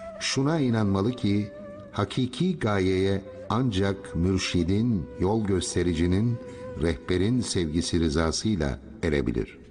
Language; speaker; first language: Turkish; native; Turkish